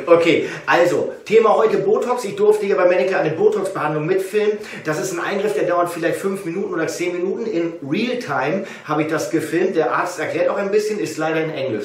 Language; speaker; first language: German; native; German